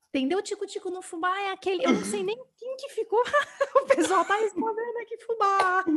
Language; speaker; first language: Portuguese; native; Portuguese